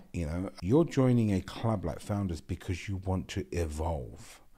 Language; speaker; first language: English; non-native, local second language; Gujarati